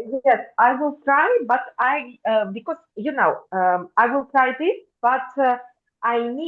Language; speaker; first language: English; non-native, fluent; Russian